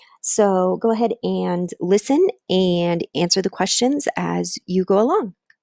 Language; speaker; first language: English; native; English